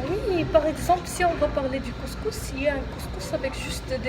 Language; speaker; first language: French; non-native, local second language; Arabic